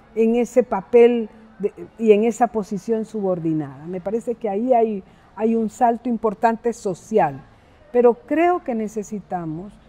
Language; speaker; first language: Spanish; native; Spanish